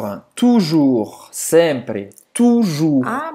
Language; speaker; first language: French; native; French